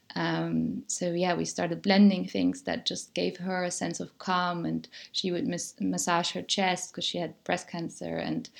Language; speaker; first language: English; non-native, fluent; German